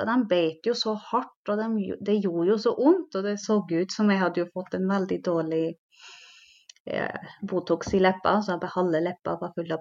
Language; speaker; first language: Norwegian; non-native, local second language; Northern Sami